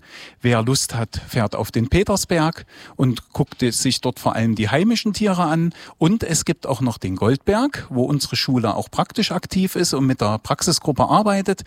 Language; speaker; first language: German; native; German